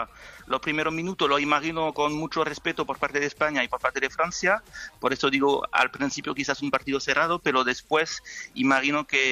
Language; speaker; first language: Spanish; non-native, fluent; French